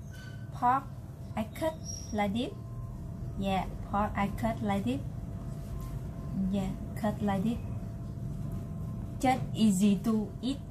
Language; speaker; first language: English; non-native, learner; Vietnamese